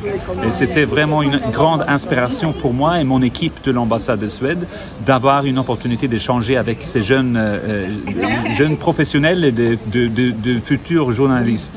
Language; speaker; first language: French; non-native, fluent; Swedish